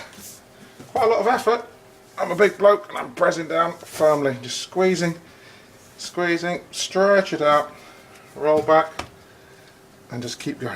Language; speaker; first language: English; native; English